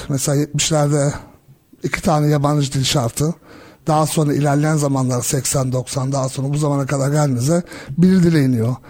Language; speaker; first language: Turkish; early bilingual, heritage; Turkish